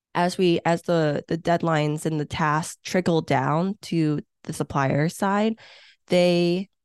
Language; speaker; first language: English; early bilingual, other home language; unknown